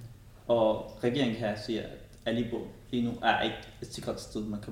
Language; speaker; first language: Danish; non-native, fluent; Arabic